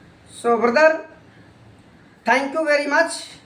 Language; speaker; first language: English; non-native, learner; Hindi